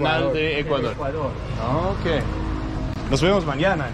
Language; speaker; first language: Spanish; non-native, learner; English